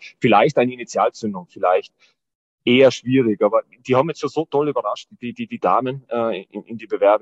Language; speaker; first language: German; native; German